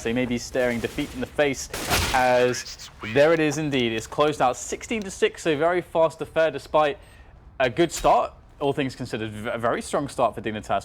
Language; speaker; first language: English; native; English